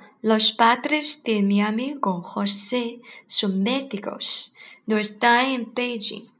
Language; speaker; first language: Spanish; non-native, learner; Chinese